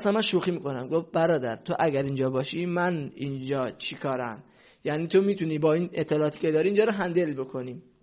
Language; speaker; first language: Persian; non-native, local second language; Central Kurdish